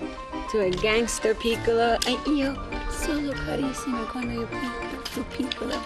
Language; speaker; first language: Italian; non-native, learner; Japanese